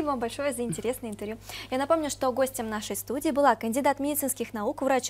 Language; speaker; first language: Russian; native; Russian